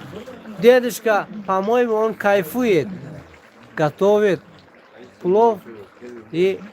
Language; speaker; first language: Russian; non-native, local second language; Tajik